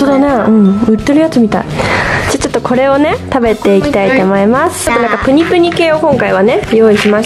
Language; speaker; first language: Japanese; native; Japanese